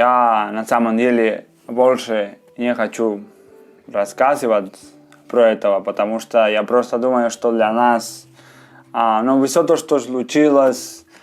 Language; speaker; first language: Russian; non-native, fluent; Spanish